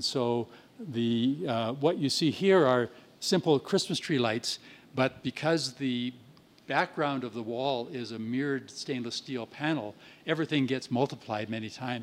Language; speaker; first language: English; native; English